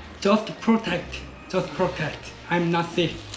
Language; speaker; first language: English; non-native, learner; Korean